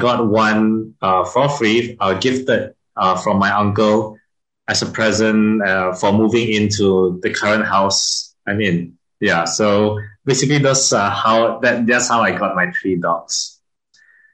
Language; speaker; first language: English; non-native, local second language; Chinese